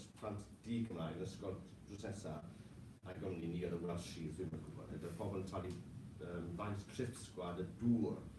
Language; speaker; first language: Welsh; non-native, local second language; English